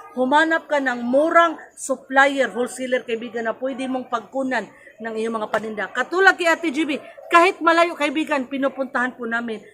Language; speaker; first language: Filipino; non-native, local second language; Cebuano